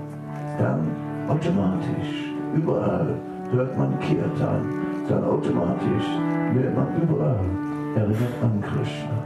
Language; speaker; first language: German; non-native, fluent; Dutch